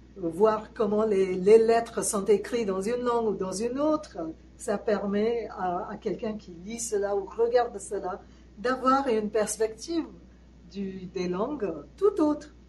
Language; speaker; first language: French; non-native, fluent; Tamil